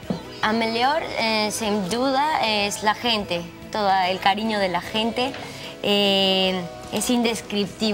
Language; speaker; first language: Portuguese; non-native, learner; Spanish